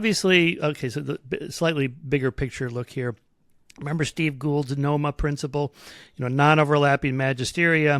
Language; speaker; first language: English; native; English